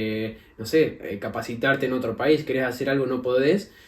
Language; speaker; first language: Spanish; native; Spanish